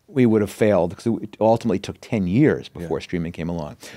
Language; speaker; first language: English; native; English